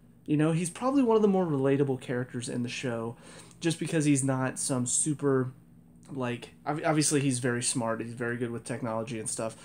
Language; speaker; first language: English; native; English